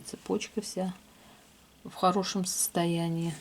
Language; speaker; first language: Russian; native; Russian